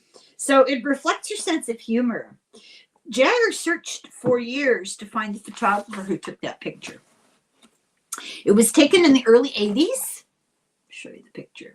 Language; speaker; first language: English; native; English